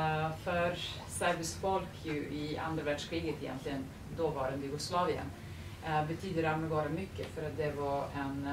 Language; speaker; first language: Swedish; non-native, fluent; Serbian